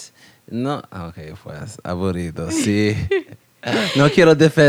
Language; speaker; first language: Spanish; non-native, learner; English